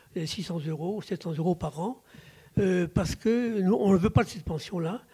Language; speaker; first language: French; native; French